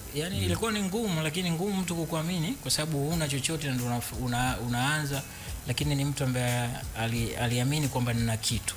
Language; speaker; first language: Swahili; native; Swahili